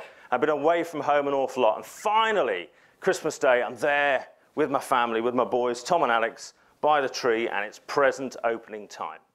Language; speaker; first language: English; native; English